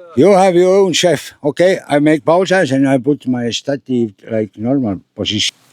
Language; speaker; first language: English; non-native, learner; Estonian